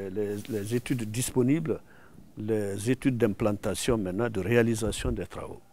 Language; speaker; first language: French; non-native, local second language; Susu